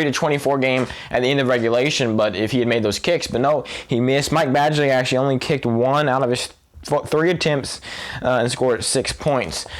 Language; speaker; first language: English; native; English